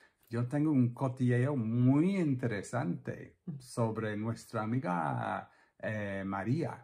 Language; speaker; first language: Spanish; non-native, fluent; English